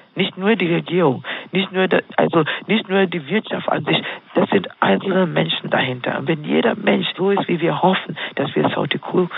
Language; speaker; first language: German; non-native, fluent; Swahili